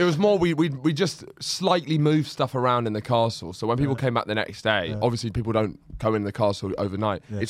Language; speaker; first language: English; native; English